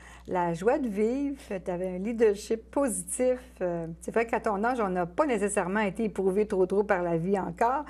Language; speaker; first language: French; native; French